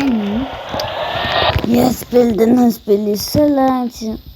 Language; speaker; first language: Swedish; non-native, learner; Danish